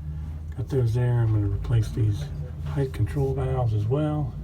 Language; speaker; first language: English; native; English